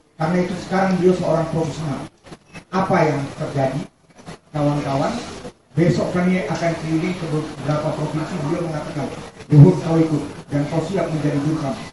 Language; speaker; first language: Indonesian; native; Indonesian